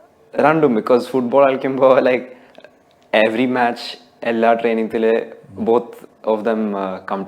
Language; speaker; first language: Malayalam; early bilingual, heritage; Malayalam